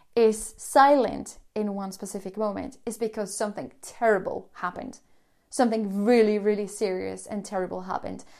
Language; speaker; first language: English; non-native, fluent; Spanish